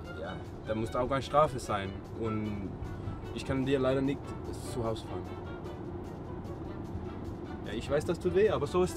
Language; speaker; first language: German; non-native, learner; Danish